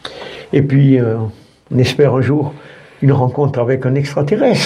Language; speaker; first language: French; native; French